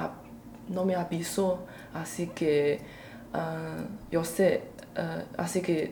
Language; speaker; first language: Spanish; non-native, learner; Chinese